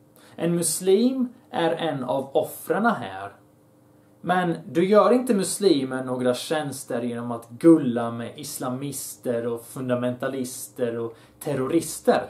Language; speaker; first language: Swedish; early bilingual, other home language; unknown